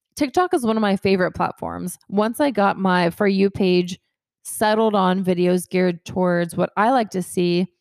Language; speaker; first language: English; native; English